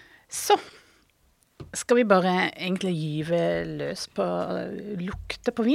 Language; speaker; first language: Norwegian; native; Norwegian